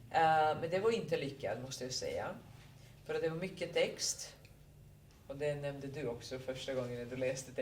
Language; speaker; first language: Swedish; non-native, fluent; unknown